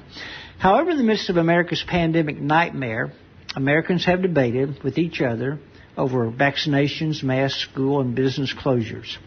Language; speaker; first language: English; native; English